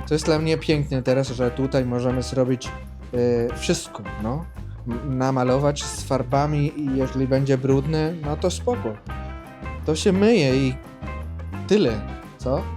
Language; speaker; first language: Polish; non-native, fluent; Spanish